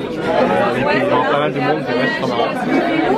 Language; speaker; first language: French; native; French